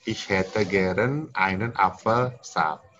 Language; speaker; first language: German; non-native, fluent; Indonesian